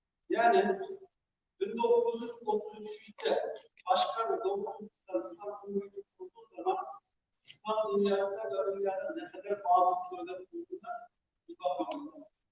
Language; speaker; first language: Turkish; non-native, fluent; Uyghur